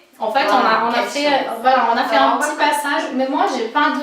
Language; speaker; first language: French; non-native, fluent; Portuguese